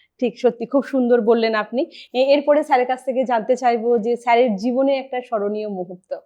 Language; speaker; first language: Bangla; native; Bangla